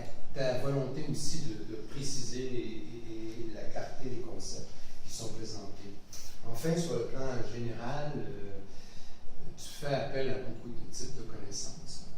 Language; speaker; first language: French; native; French